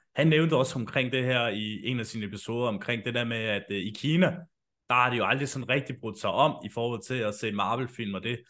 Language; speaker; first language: Danish; native; Danish